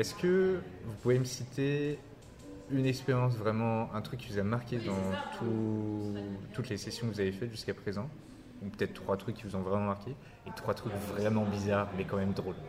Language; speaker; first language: French; native; French